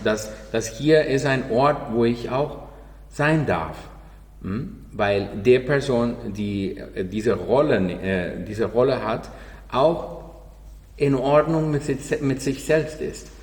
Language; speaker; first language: German; non-native, learner; Spanish